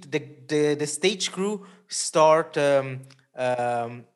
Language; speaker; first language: English; non-native, fluent; Italian